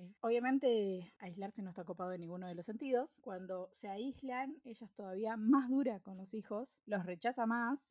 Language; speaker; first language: Spanish; native; Spanish